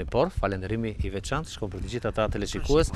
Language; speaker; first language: Albanian; native; Albanian